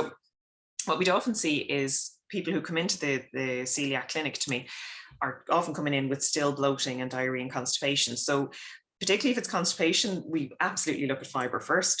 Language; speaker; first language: English; native; English